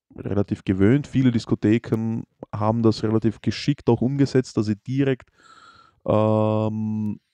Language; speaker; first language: German; native; German